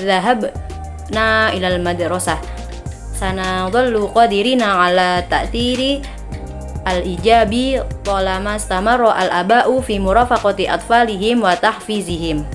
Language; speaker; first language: Arabic; non-native, learner; Indonesian